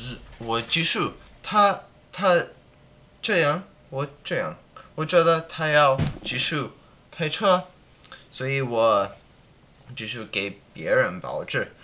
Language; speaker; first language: Chinese; non-native, learner; English